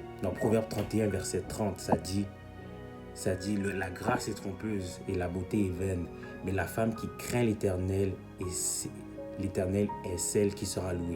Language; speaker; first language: French; native; French